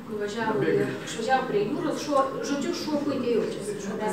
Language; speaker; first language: Lithuanian; native; Lithuanian